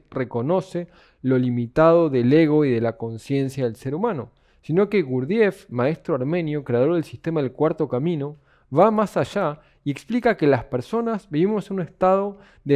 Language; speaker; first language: Spanish; native; Spanish